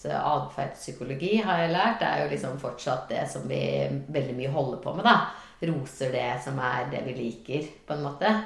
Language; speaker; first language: Norwegian; native; Norwegian